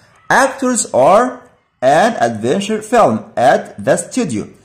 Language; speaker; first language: English; non-native, fluent; Arabic